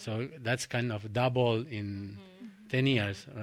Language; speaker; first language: English; non-native, fluent; Spanish